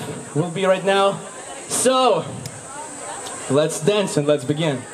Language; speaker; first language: English; non-native, learner; Ukrainian